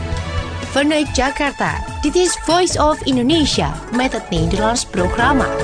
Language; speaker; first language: Dutch; non-native, fluent; Indonesian